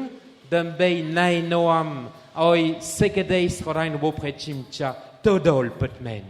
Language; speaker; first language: Khmer; non-native, fluent; French